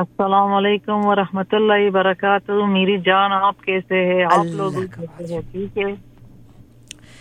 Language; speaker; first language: Hindi; non-native, learner; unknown